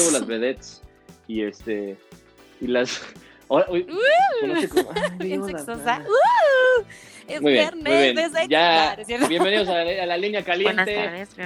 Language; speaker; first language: Spanish; native; Spanish